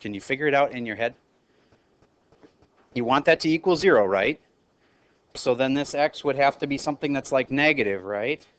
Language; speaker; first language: English; native; English